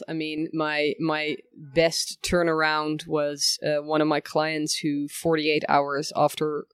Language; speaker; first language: English; early bilingual, other home language; Dutch